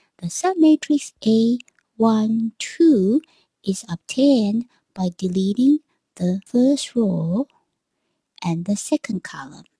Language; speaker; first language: English; non-native, fluent; Chinese